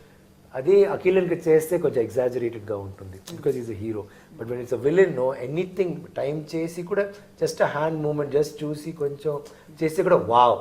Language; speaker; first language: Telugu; non-native, learner; Tamil